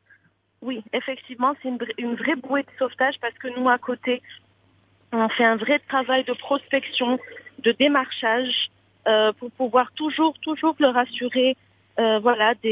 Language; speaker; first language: French; non-native, local second language; Arabic